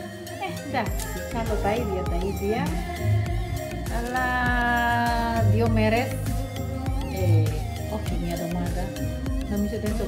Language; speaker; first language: Greek; non-native, learner; Indonesian